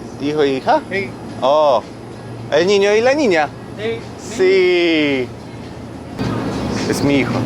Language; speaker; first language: Spanish; non-native, learner; Polish